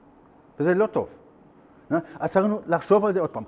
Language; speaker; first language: Hebrew; non-native, learner; German